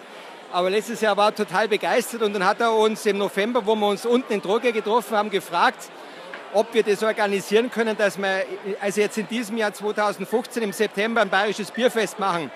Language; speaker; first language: German; native; German